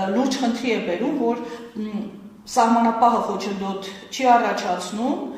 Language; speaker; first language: Armenian; native; Armenian